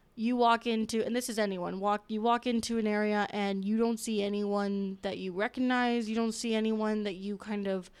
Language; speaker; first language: English; native; English